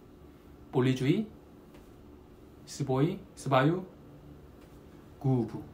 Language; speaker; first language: Russian; non-native, learner; Korean